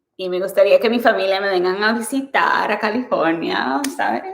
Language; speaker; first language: Spanish; early bilingual, other home language; English